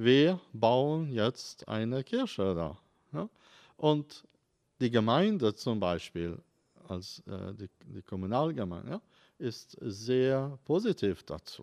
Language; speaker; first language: German; non-native, fluent; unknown